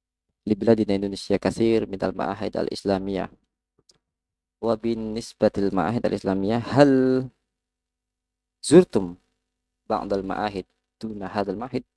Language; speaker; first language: Arabic; non-native, learner; Indonesian